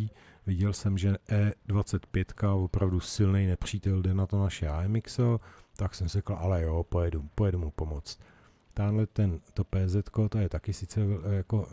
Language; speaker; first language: Czech; native; Czech